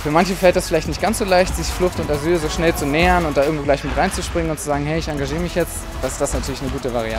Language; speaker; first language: German; native; German